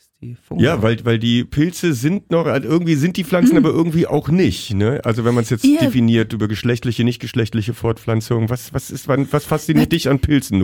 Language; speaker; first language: German; native; German